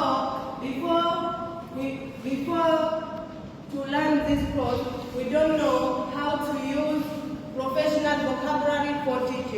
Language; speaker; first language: English; non-native, local second language; Swahili